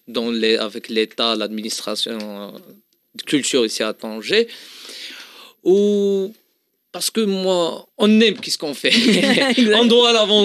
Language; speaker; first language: French; non-native, local second language; Arabic